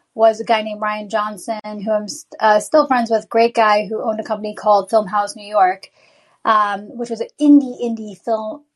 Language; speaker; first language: English; native; English